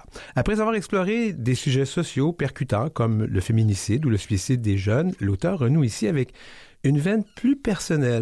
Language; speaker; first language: French; native; French